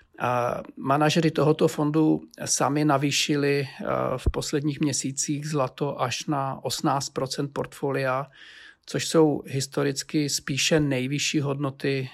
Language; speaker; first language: Czech; native; Czech